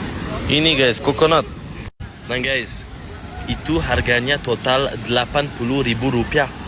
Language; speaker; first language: Indonesian; non-native, learner; French